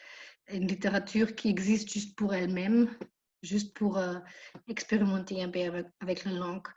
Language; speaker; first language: French; non-native, fluent; German